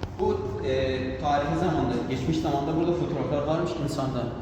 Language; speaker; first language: Turkish; non-native, learner; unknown